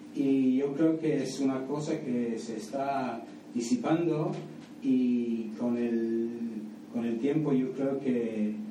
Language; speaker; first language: Spanish; non-native, fluent; English